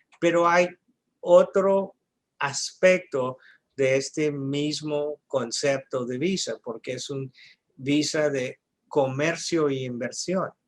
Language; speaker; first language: Spanish; non-native, fluent; English